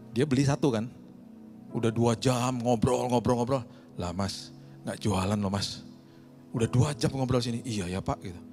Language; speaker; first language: Indonesian; native; Indonesian